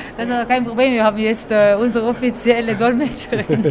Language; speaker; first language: German; non-native, fluent; Italian